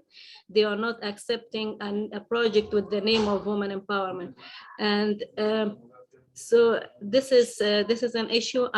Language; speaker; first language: English; non-native, fluent; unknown